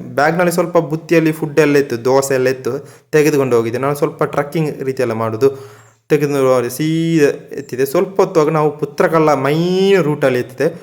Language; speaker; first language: Kannada; non-native, local second language; Tulu